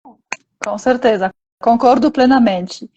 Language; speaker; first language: Portuguese; non-native, fluent; Polish